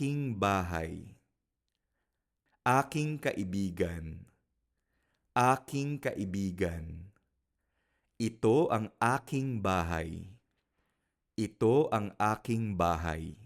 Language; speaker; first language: Filipino; non-native, fluent; Spanish